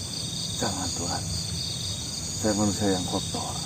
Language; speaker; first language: Indonesian; native; Indonesian